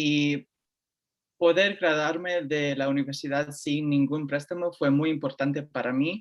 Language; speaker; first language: Spanish; early bilingual, heritage; Spanish